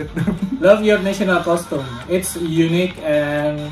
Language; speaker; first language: English; non-native, learner; Indonesian